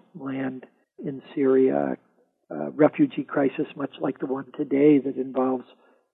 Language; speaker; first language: English; native; English